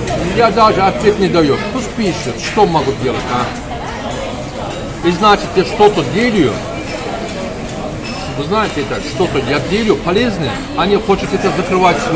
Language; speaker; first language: Russian; non-native, learner; Turkish